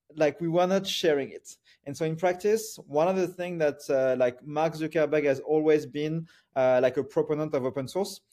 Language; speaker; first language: English; non-native, fluent; French